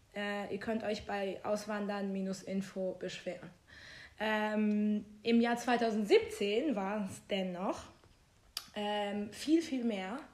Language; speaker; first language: German; non-native, fluent; Persian